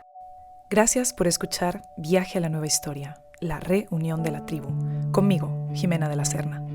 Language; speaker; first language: Spanish; native; Spanish